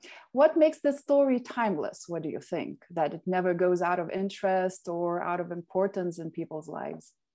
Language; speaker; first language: English; non-native, fluent; Lithuanian